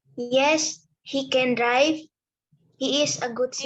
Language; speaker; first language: English; non-native, local second language; Indonesian